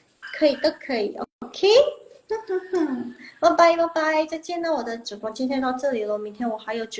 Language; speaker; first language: Chinese; non-native, fluent; Indonesian